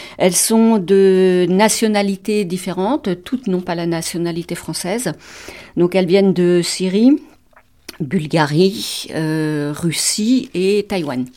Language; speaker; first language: French; native; French